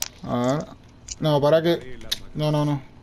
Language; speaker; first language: Spanish; native; Spanish